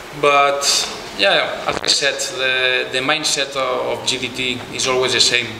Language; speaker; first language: English; non-native, fluent; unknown